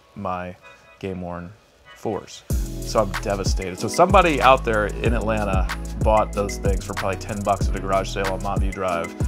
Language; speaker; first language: English; native; English